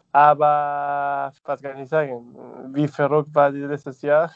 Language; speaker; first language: German; non-native, fluent; Spanish